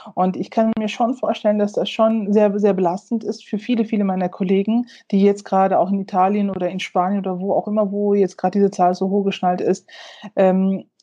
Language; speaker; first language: German; early bilingual, other home language; Turkish